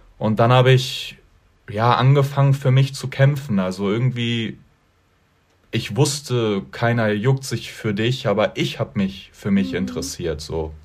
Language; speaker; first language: German; native; German